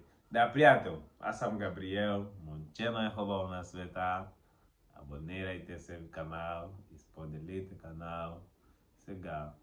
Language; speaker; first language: Bulgarian; non-native, learner; Portuguese